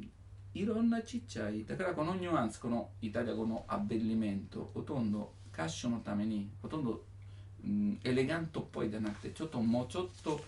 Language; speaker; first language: Japanese; non-native, learner; Italian